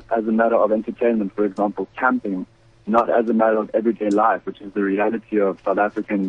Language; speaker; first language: English; native; English